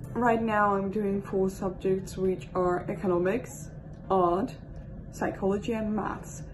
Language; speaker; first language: English; non-native, fluent; Russian